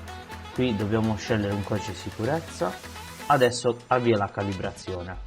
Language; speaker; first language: Italian; native; Italian